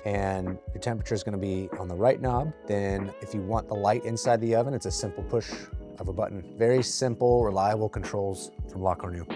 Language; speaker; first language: English; native; English